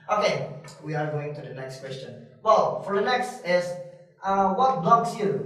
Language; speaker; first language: English; non-native, fluent; Indonesian